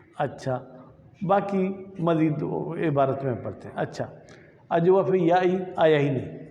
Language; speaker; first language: Urdu; non-native, local second language; Sindhi